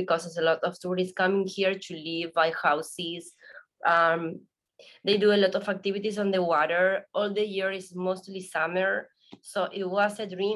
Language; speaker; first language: English; non-native, learner; Spanish